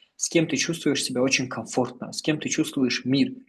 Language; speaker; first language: Russian; non-native, local second language; Kazakh